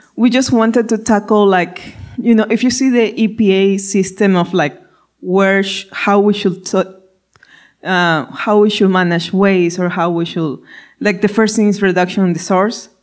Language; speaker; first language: English; non-native, fluent; Spanish